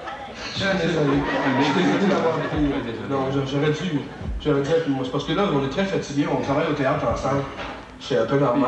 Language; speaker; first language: French; native; French